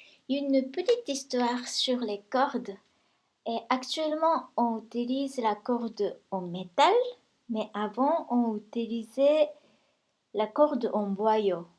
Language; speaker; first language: French; non-native, fluent; Japanese